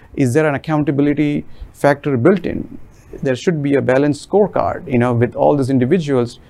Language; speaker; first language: English; non-native, local second language; Gujarati